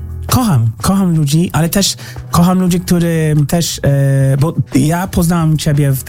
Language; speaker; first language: Polish; non-native, learner; English